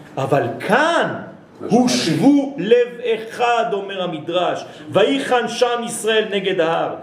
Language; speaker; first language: Hebrew; non-native, fluent; French